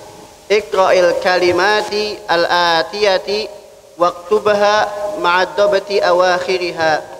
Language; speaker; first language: Arabic; non-native, fluent; Indonesian